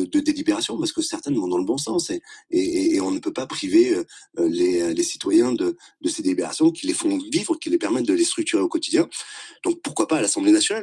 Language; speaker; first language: French; native; French